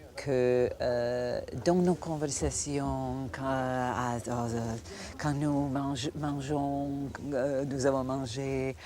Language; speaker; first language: French; non-native, fluent; Croatian